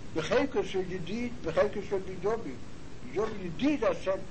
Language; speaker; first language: Hebrew; non-native, fluent; Yiddish